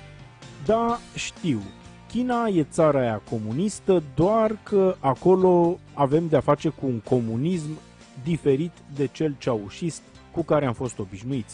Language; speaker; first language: Romanian; native; Romanian